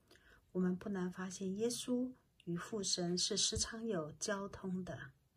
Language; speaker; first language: Chinese; native; Chinese